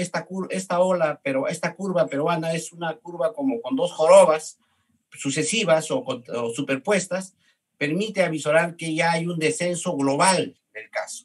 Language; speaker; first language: Spanish; native; Spanish